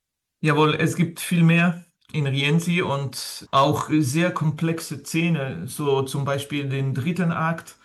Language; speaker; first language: German; non-native, fluent; French